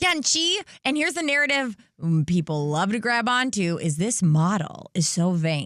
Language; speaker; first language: English; native; English